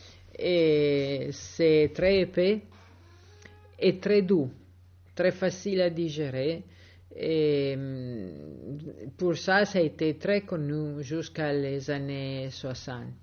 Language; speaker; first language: French; non-native, fluent; Italian